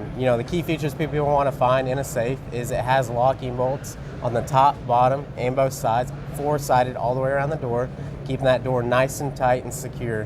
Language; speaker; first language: English; native; English